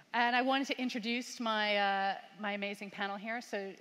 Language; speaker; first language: English; native; English